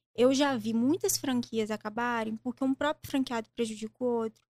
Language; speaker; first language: Portuguese; native; Portuguese